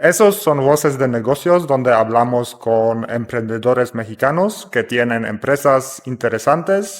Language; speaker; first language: Spanish; non-native, fluent; Polish